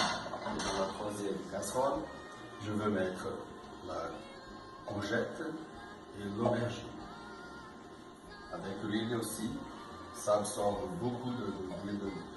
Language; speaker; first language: French; non-native, learner; Portuguese